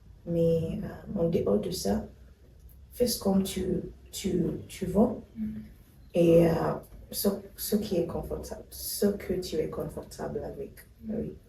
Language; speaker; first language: French; non-native, fluent; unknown